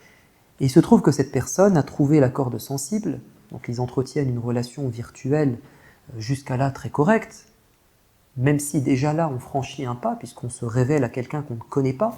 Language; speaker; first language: French; native; French